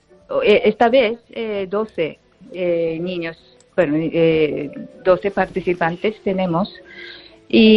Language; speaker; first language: Spanish; non-native, fluent; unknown